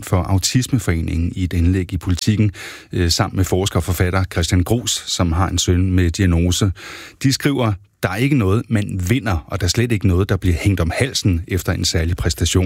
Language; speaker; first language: Danish; native; Danish